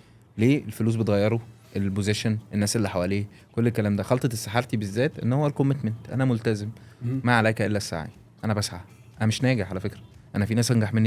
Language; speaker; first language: Arabic; native; Arabic